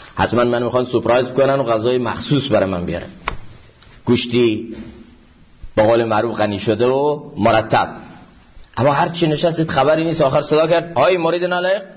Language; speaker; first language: Persian; native; Persian